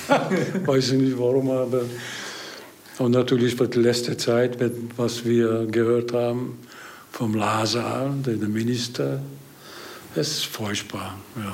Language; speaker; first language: German; non-native, learner; Hungarian